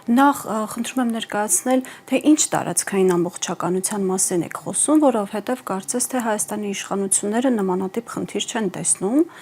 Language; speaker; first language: Armenian; native; Armenian